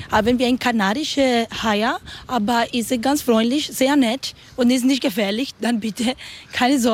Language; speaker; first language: German; non-native, learner; Spanish